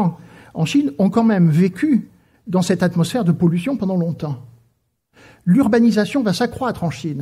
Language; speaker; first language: French; native; French